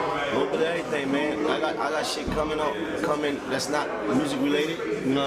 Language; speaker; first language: English; native; English